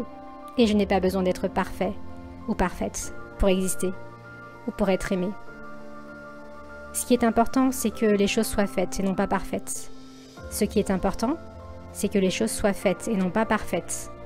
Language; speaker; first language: French; native; French